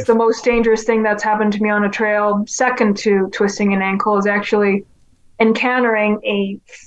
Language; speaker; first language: English; non-native, local second language; Cantonese